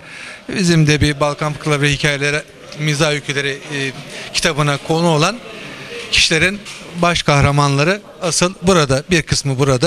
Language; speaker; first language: Turkish; native; Turkish